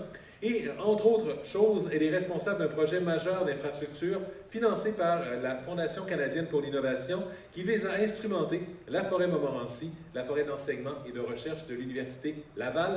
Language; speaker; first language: French; native; French